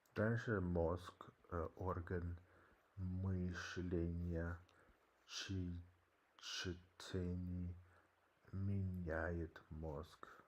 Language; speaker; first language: Russian; non-native, learner; English